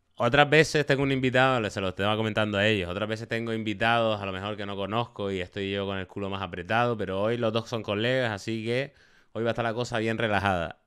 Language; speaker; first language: Spanish; native; Spanish